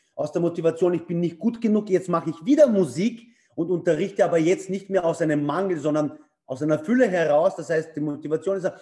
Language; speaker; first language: German; early bilingual, other home language; Bulgarian